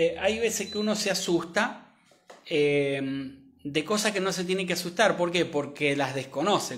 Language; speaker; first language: Spanish; native; Spanish